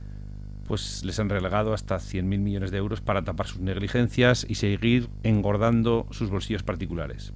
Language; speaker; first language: Spanish; native; Spanish